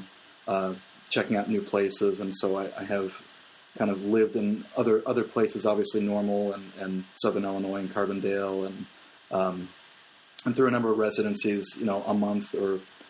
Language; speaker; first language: English; native; English